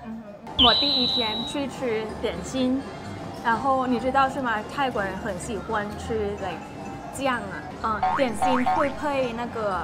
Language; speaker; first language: Chinese; non-native, fluent; Thai